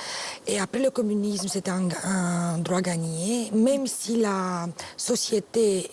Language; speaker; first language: French; non-native, fluent; Romanian